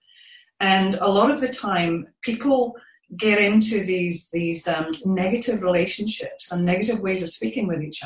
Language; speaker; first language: English; native; English